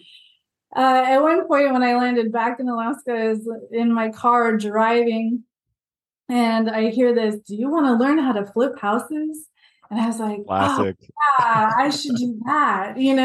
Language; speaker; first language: English; native; English